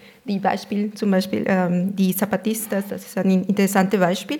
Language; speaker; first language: German; non-native, fluent; Spanish